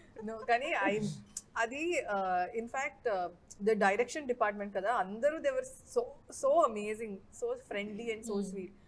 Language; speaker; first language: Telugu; non-native, fluent; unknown